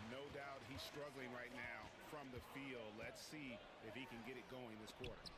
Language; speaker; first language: English; native; English